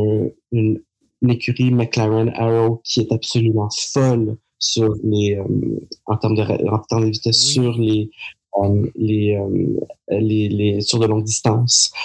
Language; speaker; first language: French; native; French